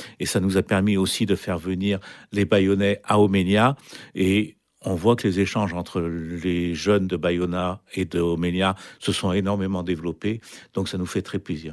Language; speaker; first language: French; native; French